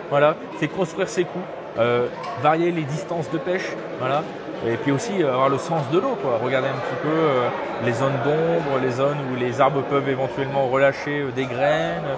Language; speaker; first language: French; native; French